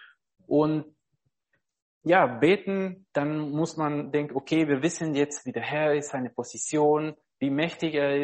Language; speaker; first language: German; non-native, fluent; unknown